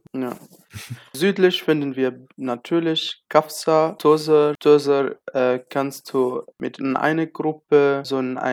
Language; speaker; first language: German; non-native, learner; Arabic